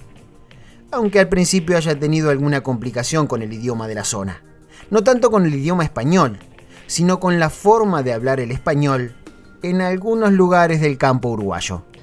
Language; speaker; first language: Spanish; native; Spanish